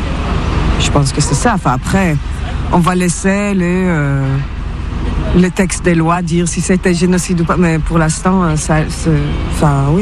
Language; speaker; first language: French; non-native, fluent; Hebrew